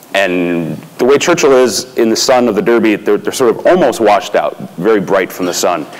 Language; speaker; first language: English; native; English